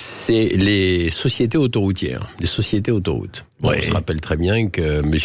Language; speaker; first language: French; native; French